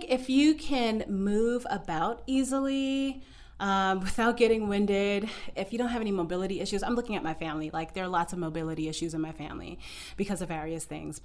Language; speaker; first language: English; native; English